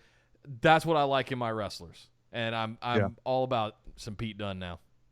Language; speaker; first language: English; native; English